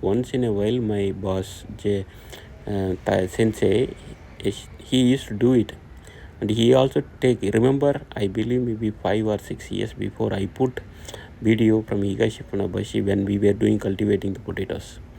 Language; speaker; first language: English; non-native, local second language; Tamil